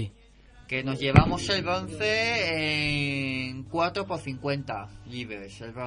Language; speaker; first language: Spanish; native; Spanish